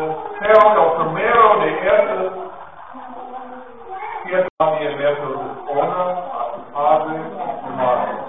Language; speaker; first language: Spanish; non-native, learner; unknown